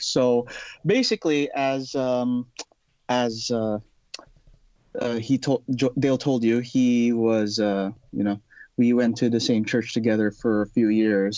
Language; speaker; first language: English; non-native, local second language; Filipino